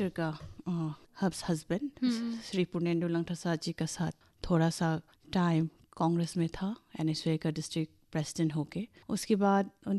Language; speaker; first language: Hindi; non-native, local second language; Bangla